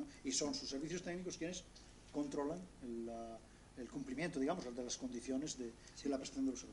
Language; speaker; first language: Spanish; native; Spanish